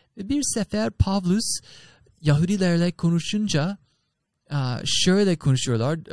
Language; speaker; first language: Turkish; non-native, fluent; English